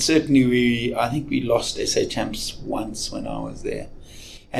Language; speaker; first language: English; native; English